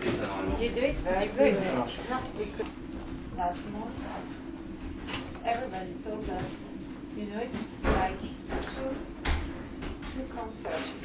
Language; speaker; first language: English; non-native, learner; French